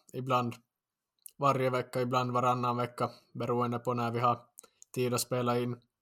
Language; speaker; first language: Swedish; native; Swedish